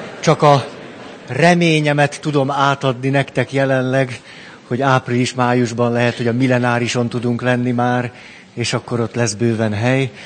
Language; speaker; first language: Hungarian; native; Hungarian